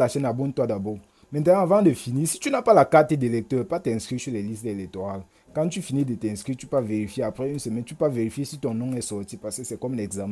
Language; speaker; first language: French; native; French